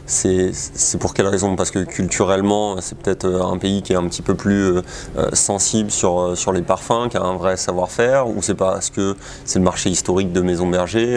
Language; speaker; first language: French; native; French